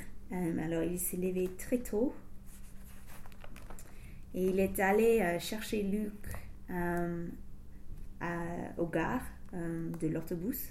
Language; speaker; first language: French; non-native, learner; English